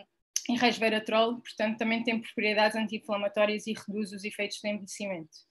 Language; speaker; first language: Portuguese; native; Portuguese